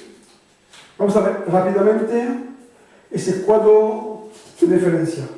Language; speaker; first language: Spanish; non-native, fluent; French